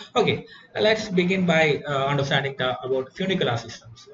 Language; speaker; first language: English; non-native, local second language; Malayalam